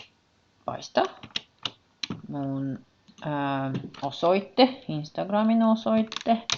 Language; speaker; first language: Finnish; non-native, learner; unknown